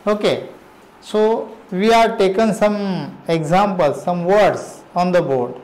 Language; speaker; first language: English; non-native, local second language; Marathi